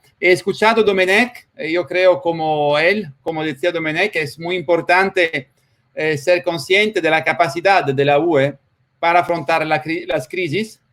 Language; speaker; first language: Spanish; non-native, fluent; Italian